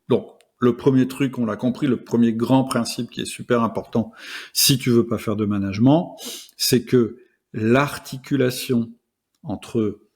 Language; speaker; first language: French; native; French